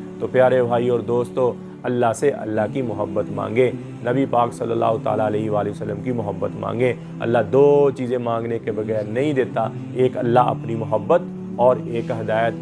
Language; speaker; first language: Urdu; non-native, local second language; Punjabi